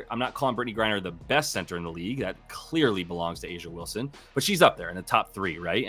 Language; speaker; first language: English; native; English